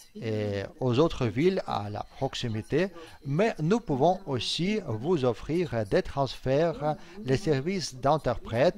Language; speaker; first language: French; non-native, fluent; Russian